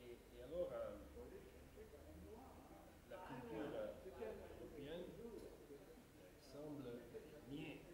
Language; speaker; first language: French; non-native, fluent; Italian